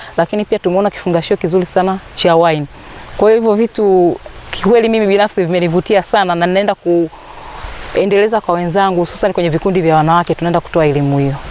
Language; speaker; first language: Swahili; native; Swahili